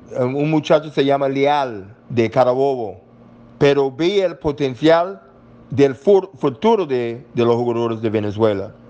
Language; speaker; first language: Spanish; non-native, learner; English